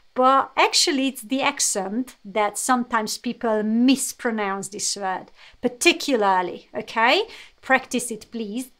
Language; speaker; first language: English; non-native, fluent; Hungarian